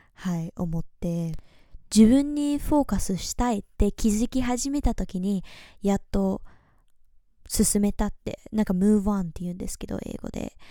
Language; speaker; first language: Japanese; early bilingual, heritage; Japanese